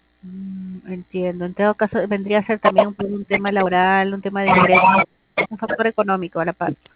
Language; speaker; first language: Spanish; native; Spanish